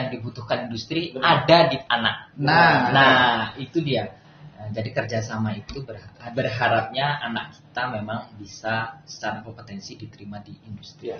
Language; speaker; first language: Indonesian; native; Indonesian